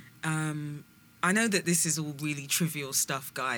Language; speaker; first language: English; native; English